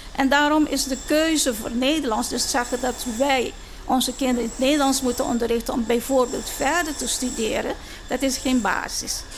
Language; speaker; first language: Dutch; non-native, local second language; Papiamento